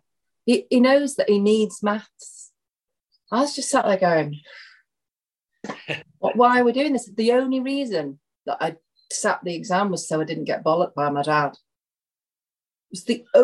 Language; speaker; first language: English; native; English